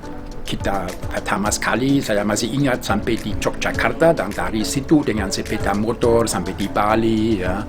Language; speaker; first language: Indonesian; non-native, fluent; German